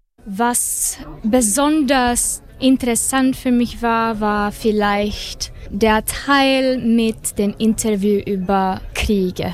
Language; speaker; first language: German; non-native, fluent; Slovak